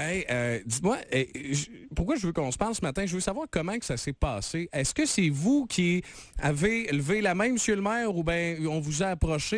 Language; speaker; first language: French; native; French